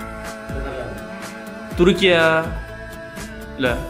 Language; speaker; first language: Arabic; non-native, learner; Malay